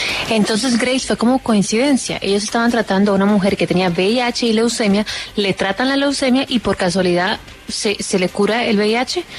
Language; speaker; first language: Spanish; native; Spanish